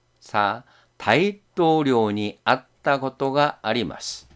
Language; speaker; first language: Japanese; non-native, fluent; Korean